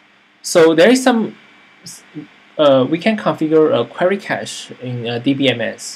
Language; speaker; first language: English; non-native, fluent; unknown